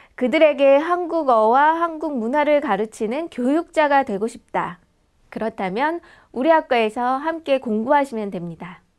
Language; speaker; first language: Korean; native; Korean